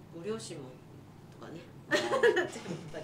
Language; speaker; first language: Japanese; native; Japanese